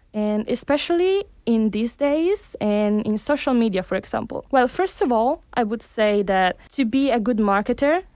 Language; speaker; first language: English; early bilingual, heritage; Spanish